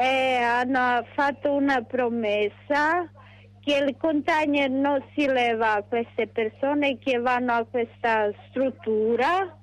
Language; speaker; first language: Italian; non-native, local second language; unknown